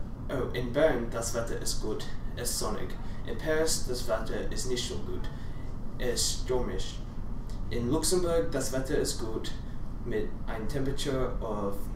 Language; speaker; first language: German; non-native, learner; English